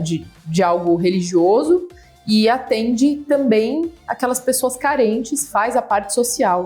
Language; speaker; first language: Portuguese; native; Portuguese